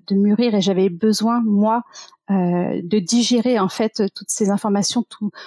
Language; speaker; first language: French; native; French